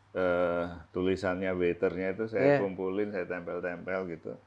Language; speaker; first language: Indonesian; native; Indonesian